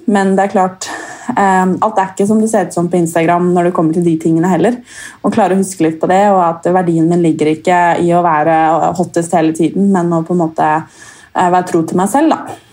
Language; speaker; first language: Norwegian; native; Norwegian